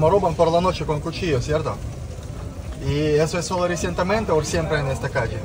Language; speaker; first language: Spanish; non-native, learner; Russian